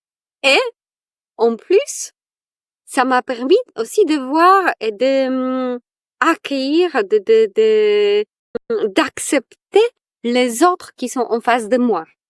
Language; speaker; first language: French; non-native, fluent; Polish